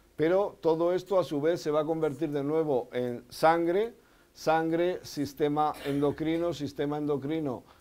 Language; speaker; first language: Spanish; native; Spanish